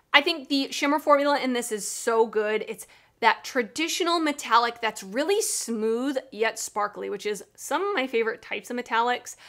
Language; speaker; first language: English; native; English